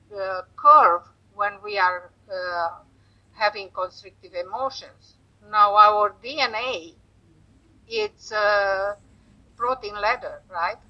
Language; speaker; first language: English; non-native, fluent; Romanian